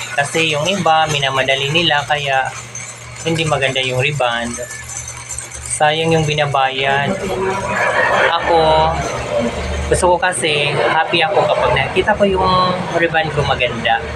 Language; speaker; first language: Filipino; non-native, local second language; Waray